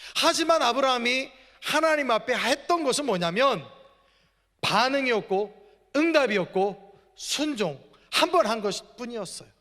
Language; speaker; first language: Korean; native; Korean